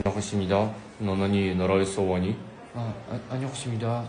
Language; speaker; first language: Korean; non-native, learner; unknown